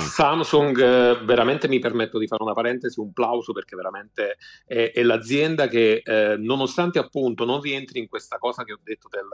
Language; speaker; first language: Italian; native; Italian